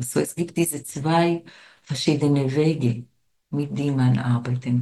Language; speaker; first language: German; non-native, fluent; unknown